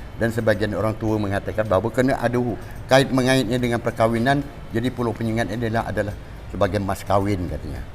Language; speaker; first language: Malay; native; Malay